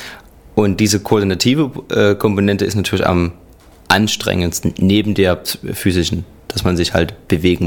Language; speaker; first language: German; native; German